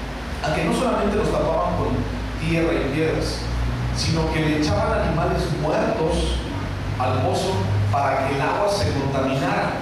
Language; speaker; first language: Spanish; native; Spanish